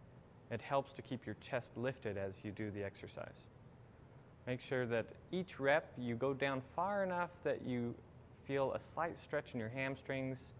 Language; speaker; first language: English; native; English